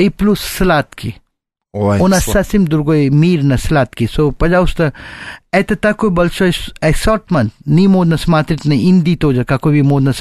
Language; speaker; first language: Russian; non-native, learner; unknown